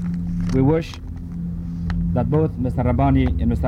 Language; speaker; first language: English; non-native, fluent; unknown